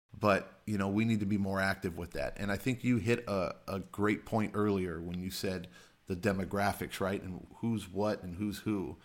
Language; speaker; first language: English; native; English